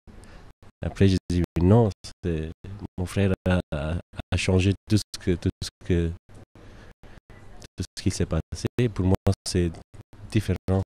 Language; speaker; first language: French; non-native, local second language; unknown